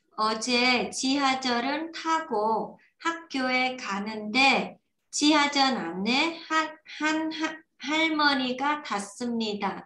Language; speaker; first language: Korean; non-native, learner; Vietnamese